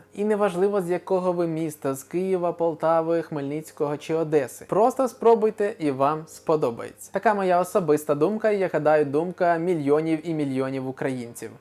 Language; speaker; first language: Ukrainian; non-native, local second language; Russian